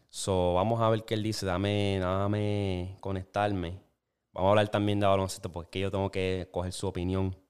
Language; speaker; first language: Spanish; native; Spanish